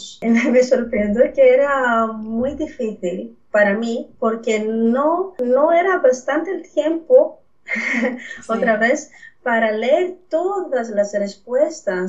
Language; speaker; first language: Spanish; non-native, fluent; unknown